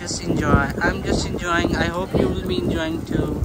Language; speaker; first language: English; non-native, local second language; Urdu